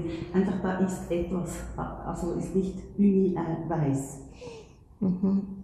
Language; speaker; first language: German; native; German